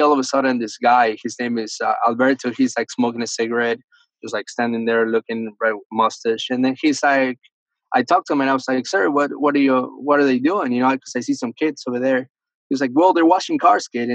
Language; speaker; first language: English; early bilingual, other home language; Spanish